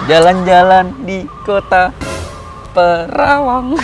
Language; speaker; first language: Indonesian; native; Indonesian